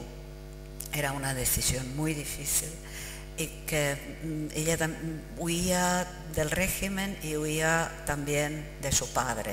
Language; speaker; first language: Spanish; non-native, fluent; Czech